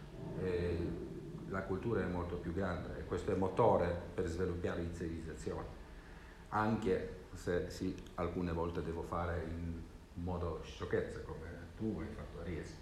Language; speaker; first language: Italian; non-native, learner; Swedish